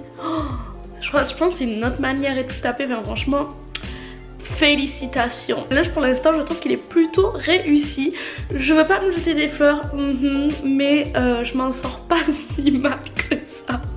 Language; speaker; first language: French; native; French